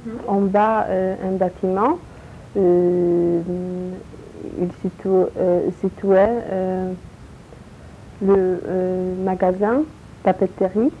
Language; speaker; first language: French; non-native, learner; Polish